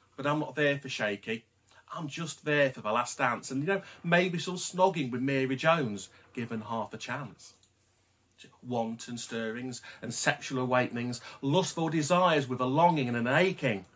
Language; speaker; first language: English; native; English